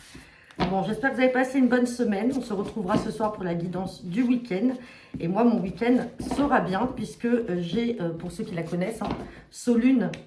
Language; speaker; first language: French; native; French